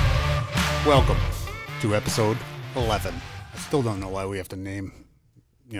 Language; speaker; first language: English; native; English